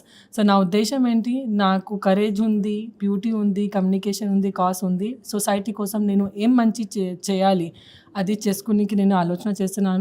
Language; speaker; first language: Telugu; non-native, local second language; Hindi